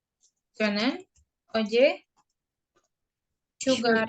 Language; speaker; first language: Korean; non-native, fluent; Indonesian